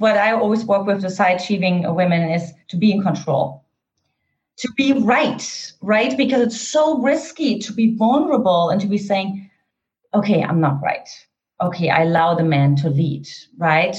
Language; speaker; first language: English; non-native, fluent; German